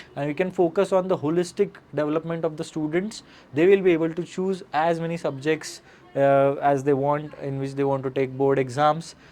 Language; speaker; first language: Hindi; non-native, local second language; Marathi